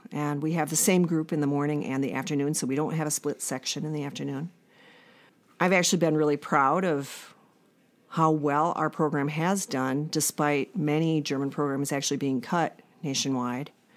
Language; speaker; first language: English; native; English